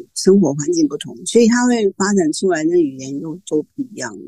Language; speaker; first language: Chinese; non-native, local second language; Min Nan Chinese